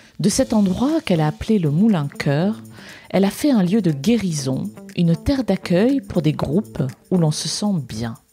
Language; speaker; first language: French; native; French